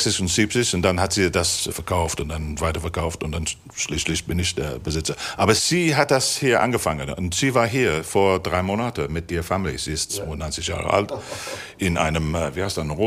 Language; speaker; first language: German; non-native, fluent; English